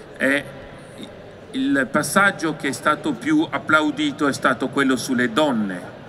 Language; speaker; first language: Italian; native; Italian